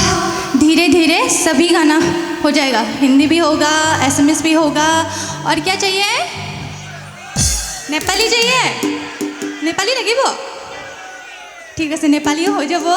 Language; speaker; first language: Hindi; non-native, local second language; Bodo